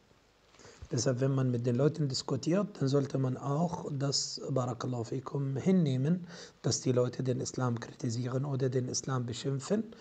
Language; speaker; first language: German; non-native, fluent; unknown